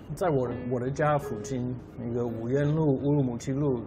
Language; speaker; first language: Chinese; non-native, fluent; English